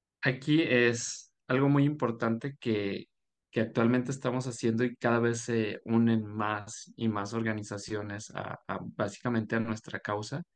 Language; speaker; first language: Spanish; native; Spanish